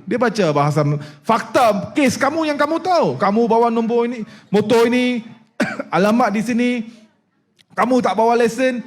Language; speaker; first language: Malay; non-native, local second language; Punjabi